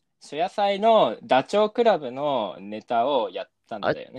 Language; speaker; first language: Japanese; native; Japanese